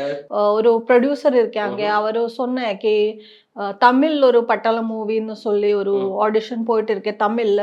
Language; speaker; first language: Tamil; non-native, learner; Malayalam